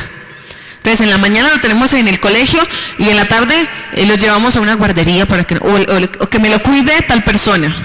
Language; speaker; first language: Spanish; native; Spanish